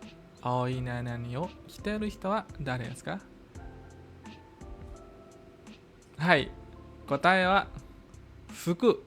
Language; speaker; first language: Japanese; non-native, fluent; Indonesian